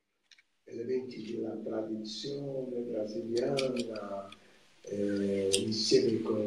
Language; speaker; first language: Italian; non-native, fluent; Portuguese